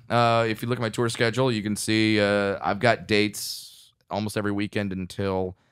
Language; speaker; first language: English; native; English